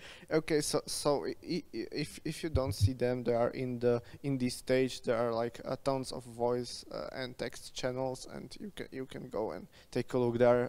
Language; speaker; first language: English; non-native, fluent; Slovak